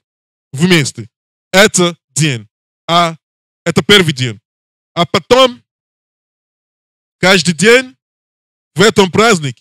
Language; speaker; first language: Russian; non-native, learner; English